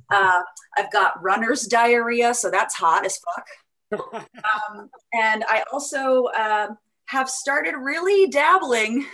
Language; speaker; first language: English; native; English